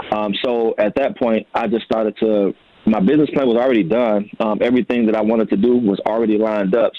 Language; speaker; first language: English; native; English